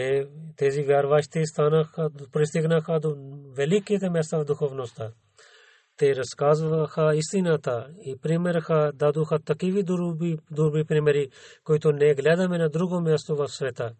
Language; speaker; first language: Bulgarian; non-native, learner; Urdu